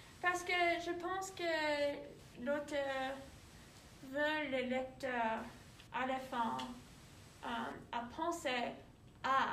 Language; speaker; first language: French; non-native, learner; English